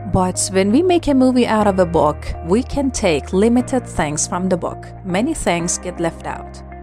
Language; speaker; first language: English; non-native, fluent; Persian